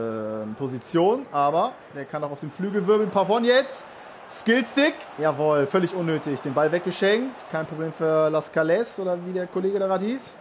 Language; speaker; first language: German; native; German